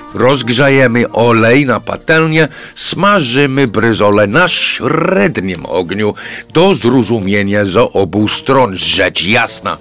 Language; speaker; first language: Polish; non-native, fluent; English